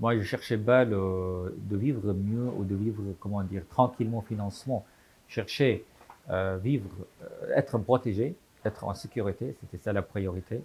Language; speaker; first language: French; non-native, fluent; Arabic